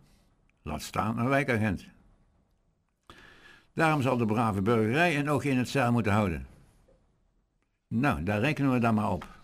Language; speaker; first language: Dutch; native; Dutch